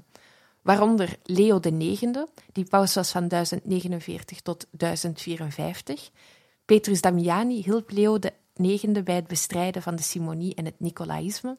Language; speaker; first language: Dutch; native; Dutch